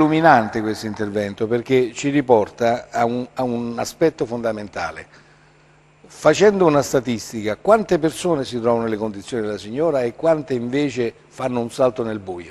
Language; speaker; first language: Italian; native; Italian